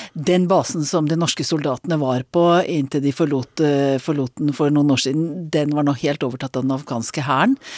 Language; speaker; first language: Norwegian; native; Norwegian